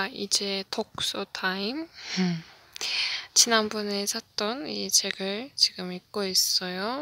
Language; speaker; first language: Korean; non-native, learner; Azerbaijani